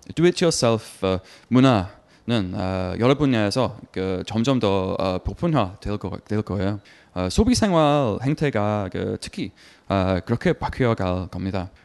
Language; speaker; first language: Korean; non-native, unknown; English